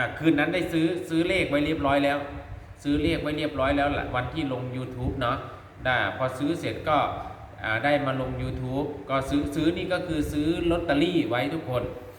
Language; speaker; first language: Thai; non-native, local second language; Northeastern Thai